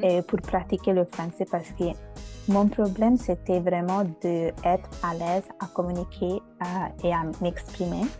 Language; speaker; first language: French; non-native, fluent; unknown